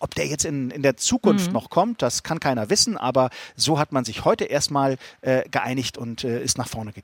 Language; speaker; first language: German; native; German